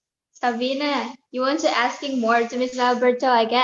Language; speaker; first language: English; non-native, learner; Indonesian